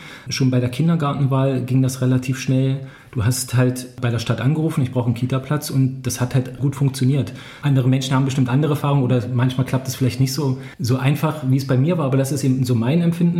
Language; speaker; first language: German; native; German